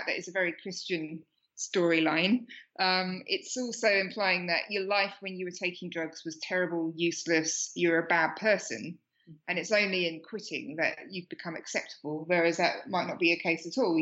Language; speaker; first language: English; native; English